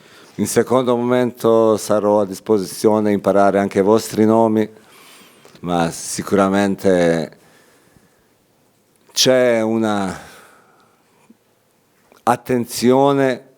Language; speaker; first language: Italian; non-native, fluent; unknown